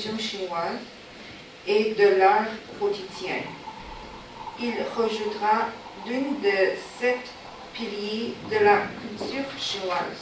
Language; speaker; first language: French; non-native, learner; Chinese